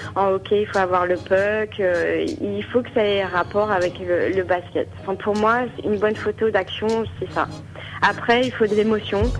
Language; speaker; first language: French; native; French